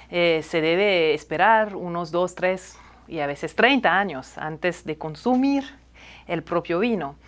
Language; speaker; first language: Spanish; non-native, fluent; French